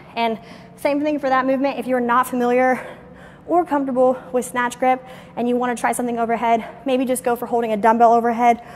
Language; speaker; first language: English; native; English